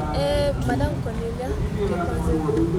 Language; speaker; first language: French; non-native, fluent; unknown